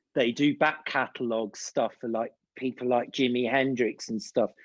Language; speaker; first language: English; native; English